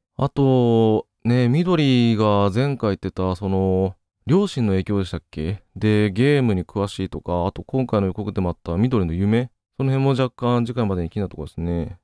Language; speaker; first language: Japanese; native; Japanese